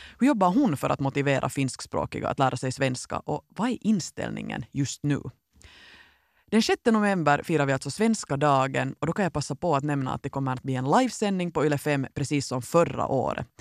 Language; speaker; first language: Swedish; native; Swedish